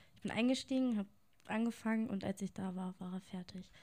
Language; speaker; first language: German; native; German